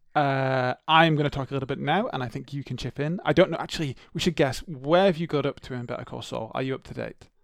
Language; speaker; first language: English; native; English